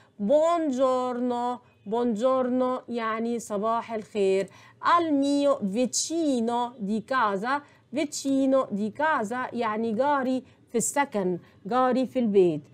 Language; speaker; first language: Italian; non-native, fluent; Arabic